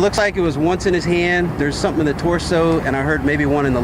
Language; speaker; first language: English; native; English